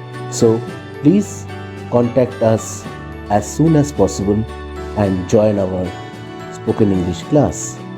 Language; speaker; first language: English; non-native, local second language; Bangla